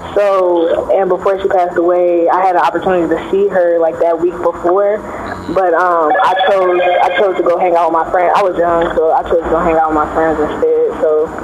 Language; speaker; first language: English; native; English